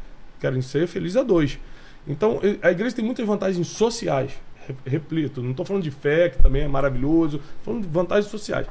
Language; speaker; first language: Portuguese; native; Portuguese